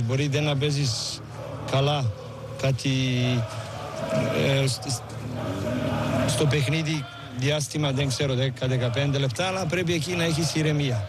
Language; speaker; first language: Greek; non-native, learner; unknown